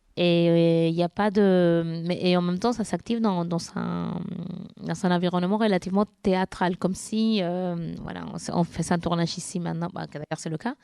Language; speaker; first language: French; non-native, fluent; Spanish